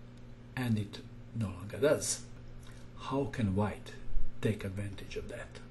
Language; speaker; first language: English; non-native, fluent; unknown